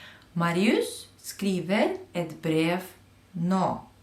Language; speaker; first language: Norwegian; non-native, fluent; Spanish